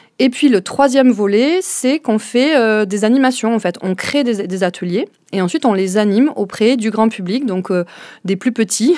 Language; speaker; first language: French; native; French